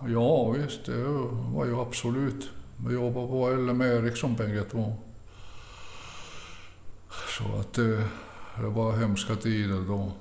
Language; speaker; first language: Swedish; early bilingual, other home language; Finnish